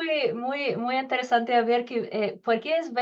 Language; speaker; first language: Spanish; non-native, learner; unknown